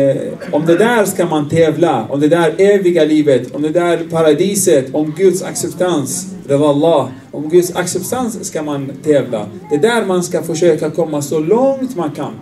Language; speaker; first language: Swedish; non-native, fluent; Arabic